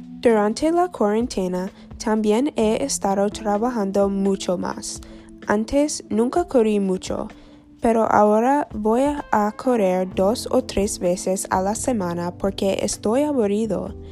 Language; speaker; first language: Spanish; non-native, learner; English